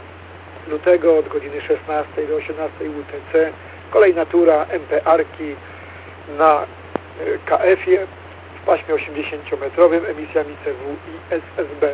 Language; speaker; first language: Polish; native; Polish